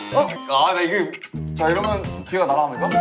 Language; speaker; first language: Korean; native; Korean